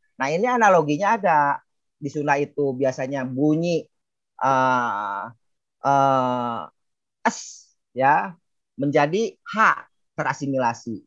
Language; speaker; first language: Indonesian; non-native, local second language; Sundanese